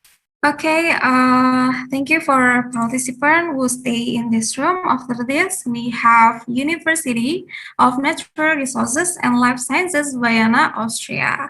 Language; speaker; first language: English; non-native, fluent; Indonesian